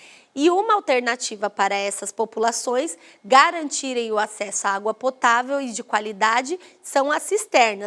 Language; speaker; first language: Portuguese; native; Portuguese